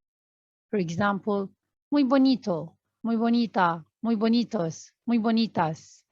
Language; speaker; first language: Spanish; non-native, learner; Arabic